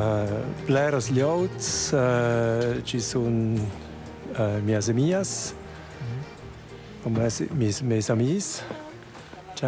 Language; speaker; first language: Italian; non-native, learner; German